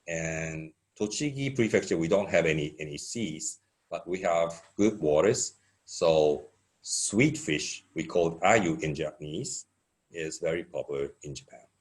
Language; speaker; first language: English; non-native, fluent; Japanese